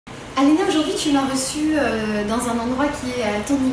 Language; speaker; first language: French; native; French